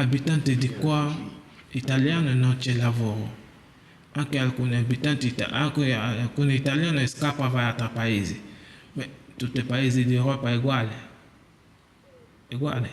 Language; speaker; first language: Italian; non-native, learner; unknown